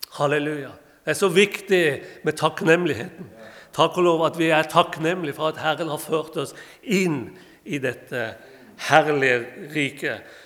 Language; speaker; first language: Norwegian; non-native, fluent; Persian